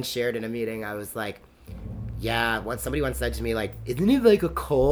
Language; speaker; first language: English; native; English